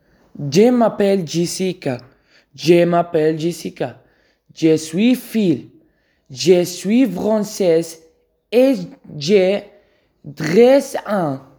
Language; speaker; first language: French; non-native, learner; Arabic